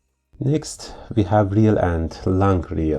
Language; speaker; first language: English; non-native, fluent; Persian